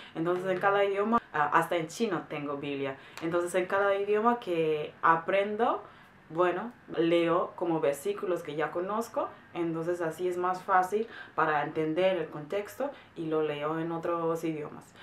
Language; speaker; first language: Spanish; non-native, fluent; German